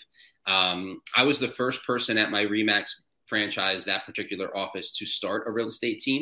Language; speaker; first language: English; native; English